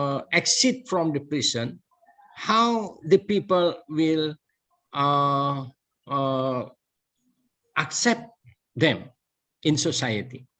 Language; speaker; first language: English; non-native, learner; Indonesian